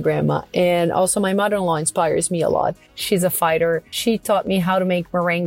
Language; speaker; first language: English; non-native, fluent; Portuguese